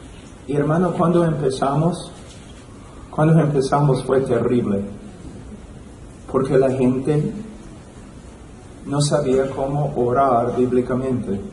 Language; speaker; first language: Spanish; non-native, fluent; English